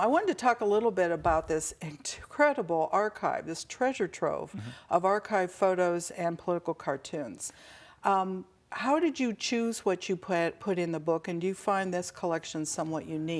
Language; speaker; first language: English; native; English